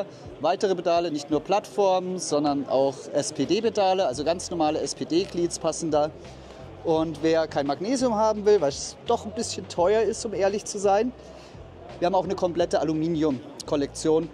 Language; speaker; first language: German; native; German